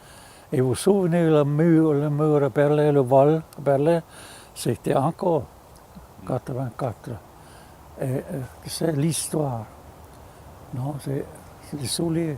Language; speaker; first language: French; non-native, fluent; German